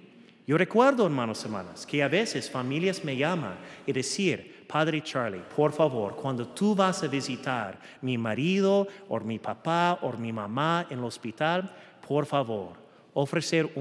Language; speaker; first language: Spanish; early bilingual, heritage; English